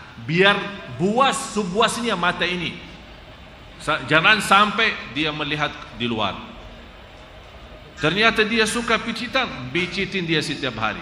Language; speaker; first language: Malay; non-native, fluent; Arabic